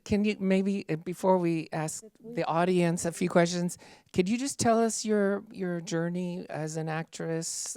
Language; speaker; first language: English; non-native, fluent; French